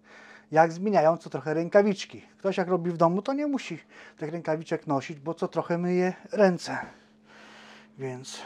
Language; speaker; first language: Polish; native; Polish